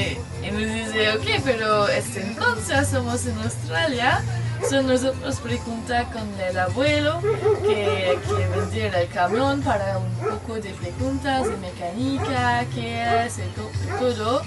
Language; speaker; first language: Spanish; non-native, learner; French